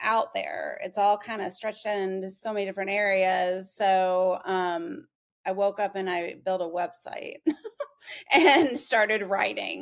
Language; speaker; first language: English; native; English